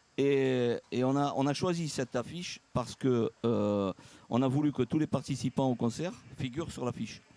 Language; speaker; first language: French; native; French